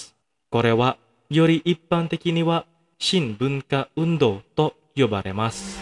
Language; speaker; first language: Japanese; non-native, fluent; Indonesian